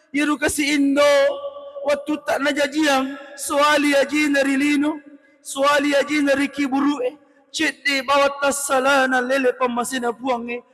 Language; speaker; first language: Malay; non-native, local second language; Buginese